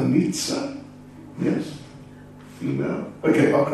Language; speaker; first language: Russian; non-native, learner; English